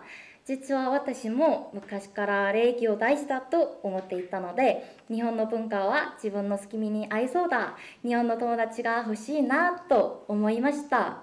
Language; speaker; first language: Japanese; non-native, fluent; Korean